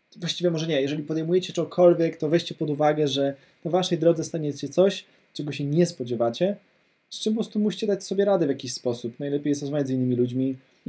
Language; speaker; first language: Polish; native; Polish